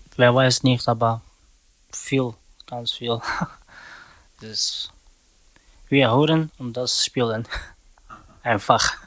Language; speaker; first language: German; non-native, learner; Romany